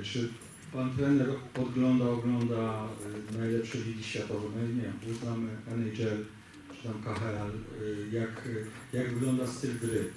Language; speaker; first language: Polish; native; Polish